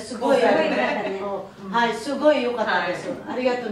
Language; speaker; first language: Japanese; non-native, fluent; Filipino